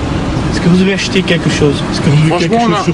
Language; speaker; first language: French; native; French